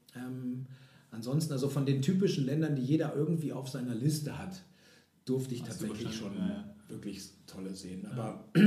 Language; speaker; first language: German; native; German